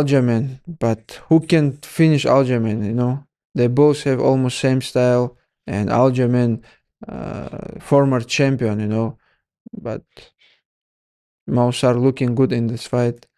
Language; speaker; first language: English; non-native, learner; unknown